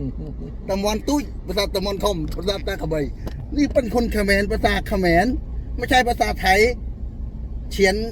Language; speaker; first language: Thai; non-native, fluent; Khmer